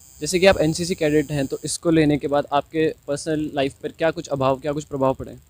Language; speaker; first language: Hindi; native; Hindi